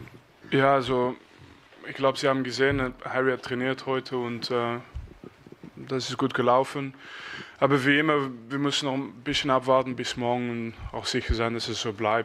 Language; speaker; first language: German; non-native, fluent; French